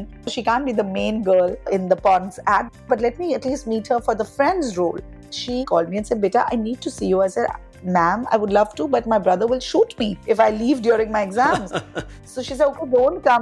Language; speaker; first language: English; non-native, local second language; Hindi